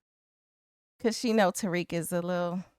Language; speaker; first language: English; native; English